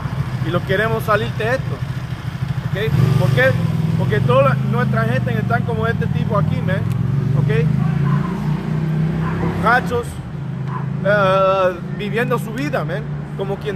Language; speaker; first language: Spanish; early bilingual, heritage; Spanish